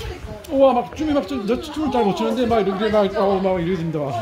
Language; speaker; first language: Korean; native; Korean